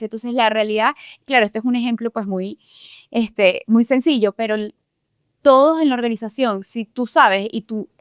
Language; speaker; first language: Spanish; native; Spanish